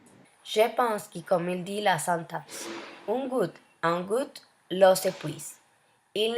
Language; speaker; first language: French; non-native, learner; Spanish